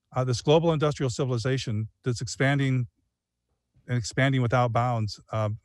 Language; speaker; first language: English; native; English